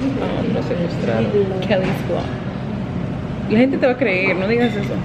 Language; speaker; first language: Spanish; early bilingual, heritage; Spanish